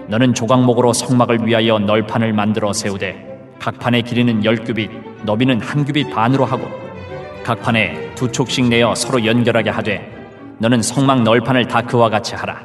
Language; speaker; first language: Korean; native; Korean